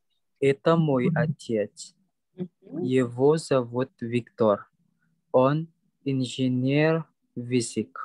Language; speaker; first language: Russian; non-native, learner; Indonesian